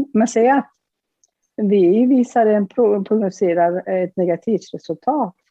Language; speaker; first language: Swedish; non-native, fluent; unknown